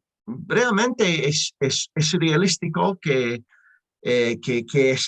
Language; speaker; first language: Spanish; non-native, learner; English